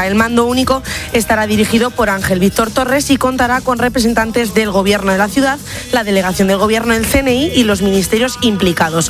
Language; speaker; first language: Spanish; native; Spanish